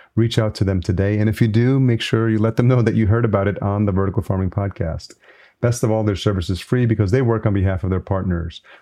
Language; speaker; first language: English; native; English